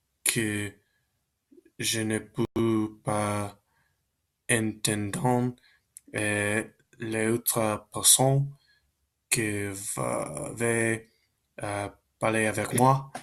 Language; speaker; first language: French; non-native, learner; Spanish